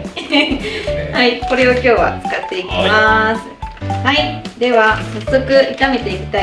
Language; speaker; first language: Japanese; native; Japanese